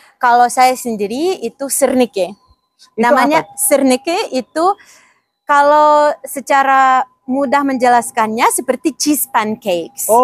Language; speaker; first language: Indonesian; non-native, fluent; Ukrainian